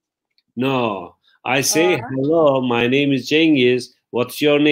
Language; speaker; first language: English; non-native, fluent; Turkish